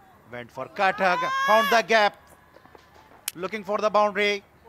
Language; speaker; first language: English; non-native, local second language; Urdu